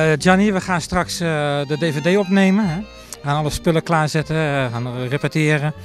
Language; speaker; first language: Dutch; native; Dutch